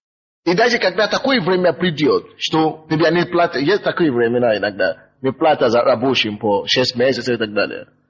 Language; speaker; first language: Russian; non-native, fluent; Yoruba